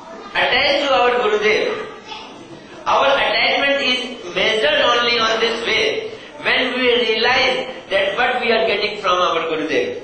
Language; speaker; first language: English; non-native, local second language; Hindi